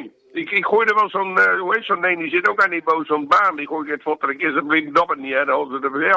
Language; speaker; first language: Dutch; native; Dutch